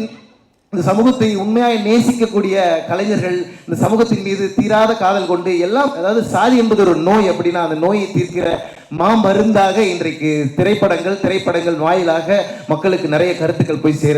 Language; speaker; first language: Tamil; native; Tamil